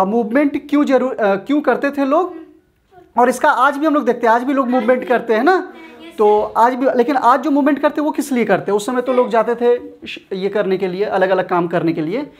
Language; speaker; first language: Hindi; native; Hindi